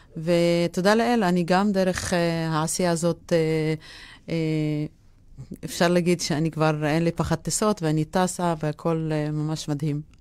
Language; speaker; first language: Hebrew; non-native, local second language; Arabic